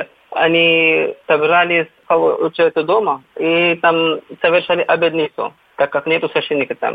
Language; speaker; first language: Russian; non-native, fluent; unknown